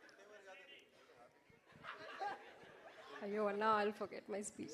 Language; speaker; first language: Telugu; non-native, learner; Malayalam